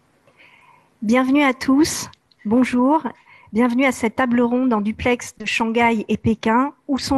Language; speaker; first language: French; native; French